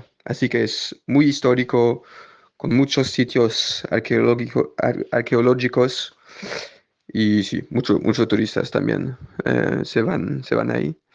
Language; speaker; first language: Spanish; non-native, learner; French